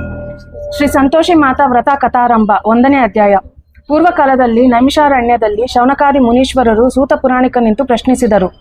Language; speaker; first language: Kannada; native; Kannada